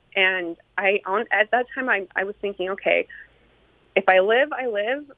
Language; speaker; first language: English; native; English